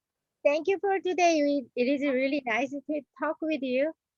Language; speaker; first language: English; non-native, learner; Korean